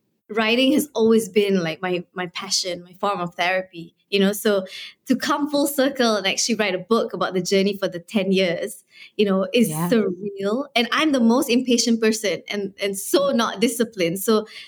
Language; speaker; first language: English; non-native, local second language; Malay